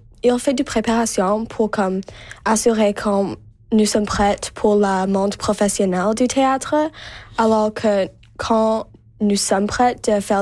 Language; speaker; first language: French; non-native, local second language; English